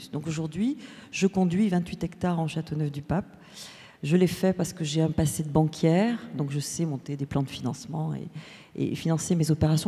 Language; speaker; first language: French; native; French